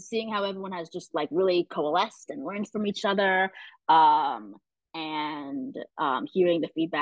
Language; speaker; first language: English; native; English